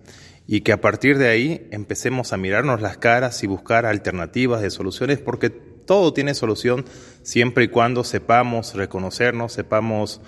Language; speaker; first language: Spanish; native; Spanish